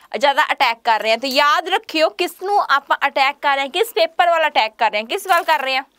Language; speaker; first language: Hindi; non-native, local second language; Punjabi